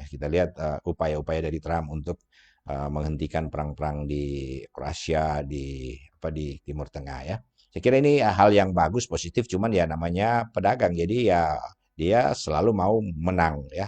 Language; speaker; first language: Indonesian; native; Indonesian